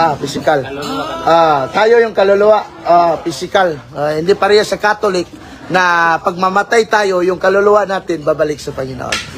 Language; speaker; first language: Filipino; non-native, local second language; Cebuano